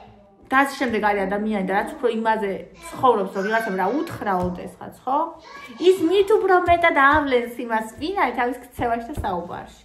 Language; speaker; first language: Georgian; native; Georgian